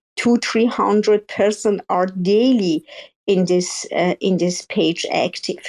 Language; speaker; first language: English; non-native, learner; Persian